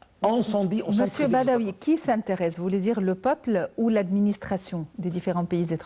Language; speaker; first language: French; non-native, local second language; Arabic